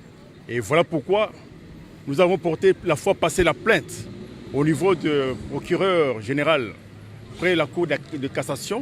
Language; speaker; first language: French; non-native, local second language; Lingala